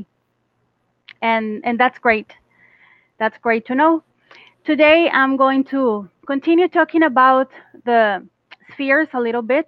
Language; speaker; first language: English; non-native, fluent; Spanish